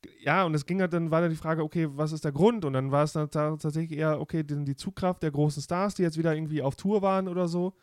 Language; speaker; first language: German; native; German